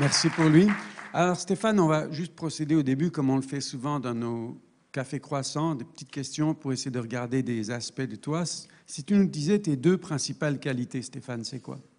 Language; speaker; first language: French; native; French